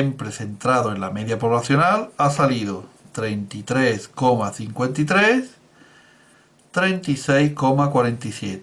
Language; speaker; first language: Spanish; native; Spanish